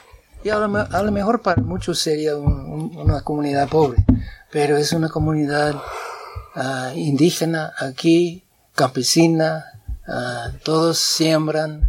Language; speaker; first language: Spanish; non-native, fluent; English